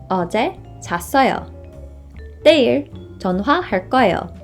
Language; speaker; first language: Korean; non-native, fluent; English